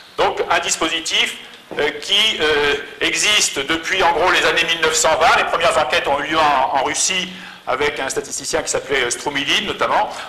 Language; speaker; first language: French; native; French